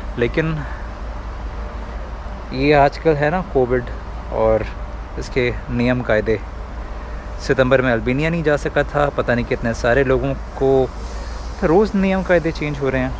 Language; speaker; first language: Hindi; native; Hindi